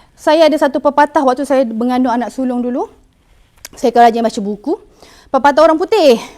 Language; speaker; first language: Malay; native; Malay